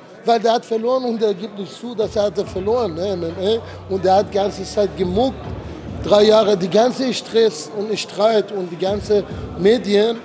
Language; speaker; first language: German; non-native, fluent; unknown